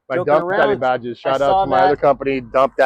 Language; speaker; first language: English; native; English